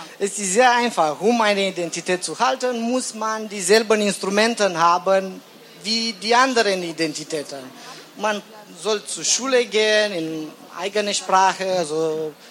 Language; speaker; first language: German; non-native, fluent; Romanian